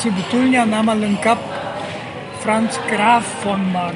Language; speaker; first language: Indonesian; non-native, fluent; German